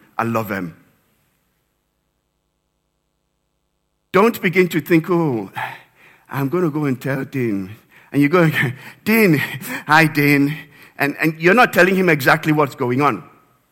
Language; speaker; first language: English; non-native, local second language; Yoruba